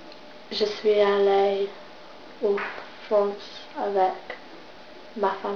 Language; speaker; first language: French; non-native, learner; English